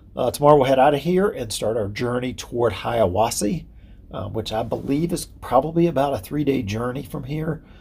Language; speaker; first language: English; native; English